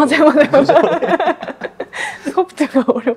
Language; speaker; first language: Korean; non-native, fluent; Japanese